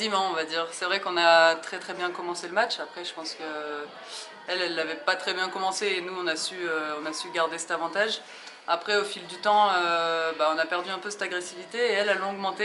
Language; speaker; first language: French; native; French